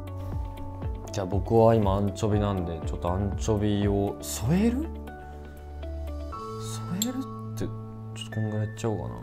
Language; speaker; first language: Japanese; native; Japanese